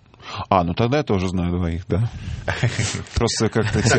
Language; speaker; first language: Russian; native; Russian